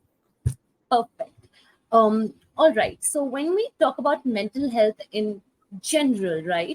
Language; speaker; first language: English; non-native, local second language; Hindi